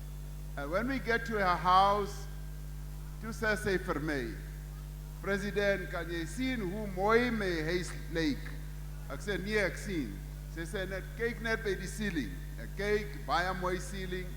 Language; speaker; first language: Afrikaans; non-native, local second language; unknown